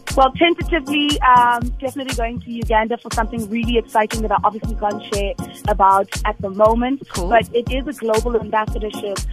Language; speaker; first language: English; non-native, local second language; Zulu